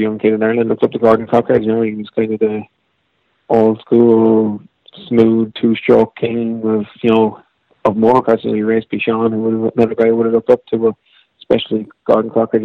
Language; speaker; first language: English; native; English